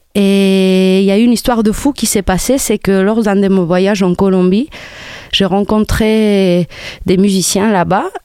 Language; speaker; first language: French; non-native, fluent; Spanish